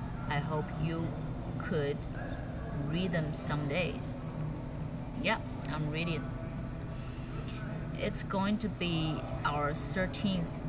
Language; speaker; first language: English; non-native, fluent; Chinese